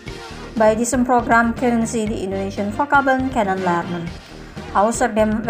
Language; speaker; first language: German; non-native, fluent; Indonesian